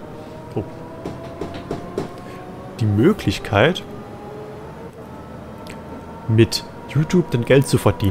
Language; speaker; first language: German; native; German